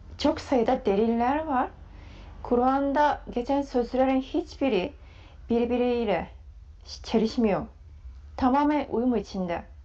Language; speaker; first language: Turkish; non-native, fluent; Japanese